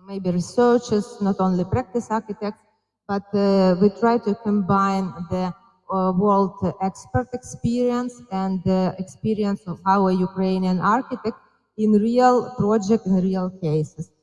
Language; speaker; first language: English; non-native, fluent; Ukrainian